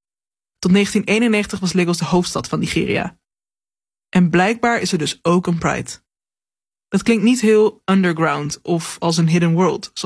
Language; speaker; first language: Dutch; native; Dutch